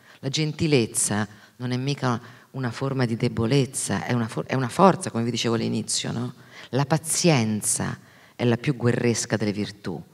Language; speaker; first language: Italian; native; Italian